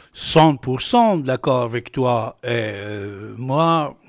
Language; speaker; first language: French; non-native, fluent; Persian